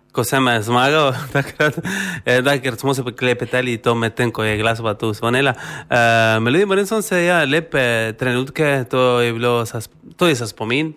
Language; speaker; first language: Slovenian; non-native, fluent; Spanish